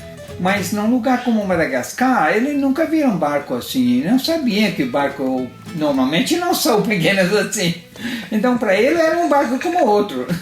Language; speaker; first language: Portuguese; non-native, fluent; Italian